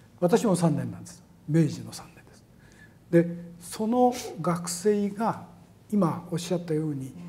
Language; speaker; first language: Japanese; native; Japanese